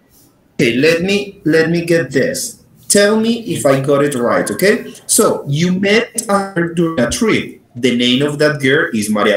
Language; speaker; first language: English; non-native, fluent; Spanish